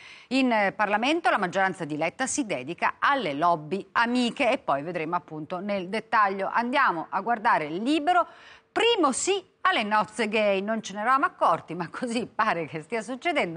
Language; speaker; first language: Italian; native; Italian